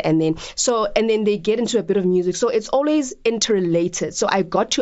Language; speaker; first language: English; non-native, local second language; Tswana